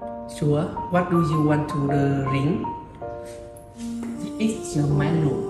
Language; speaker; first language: English; non-native, learner; Vietnamese